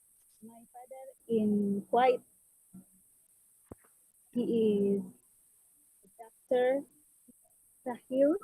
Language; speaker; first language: English; non-native, learner; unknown